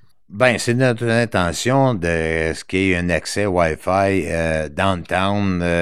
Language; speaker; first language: French; native; French